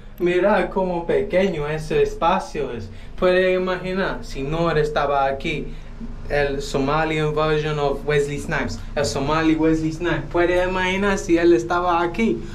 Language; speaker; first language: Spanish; non-native, learner; English